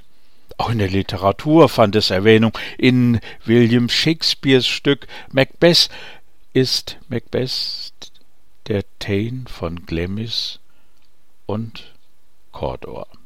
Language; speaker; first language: German; native; German